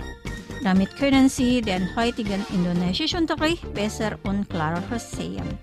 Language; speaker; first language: German; non-native, fluent; Indonesian